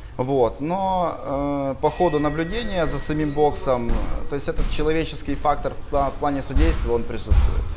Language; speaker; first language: Russian; non-native, local second language; Ukrainian